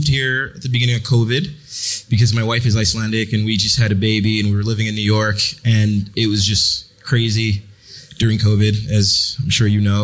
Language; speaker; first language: English; early bilingual, other home language; French